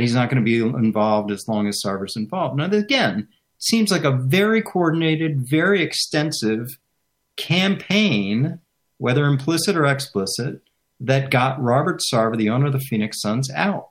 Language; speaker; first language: English; native; English